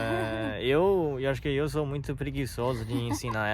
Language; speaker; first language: Portuguese; non-native, learner; Chinese